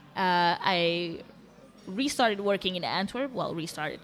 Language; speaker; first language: English; non-native, fluent; Dutch